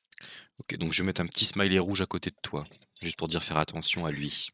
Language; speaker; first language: French; native; French